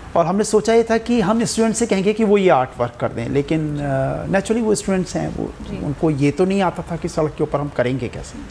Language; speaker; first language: Hindi; native; Hindi